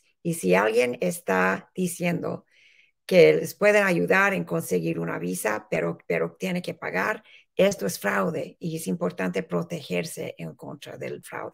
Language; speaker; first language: Spanish; early bilingual, heritage; Spanish